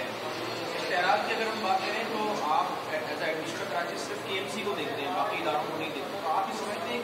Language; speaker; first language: Urdu; native; Urdu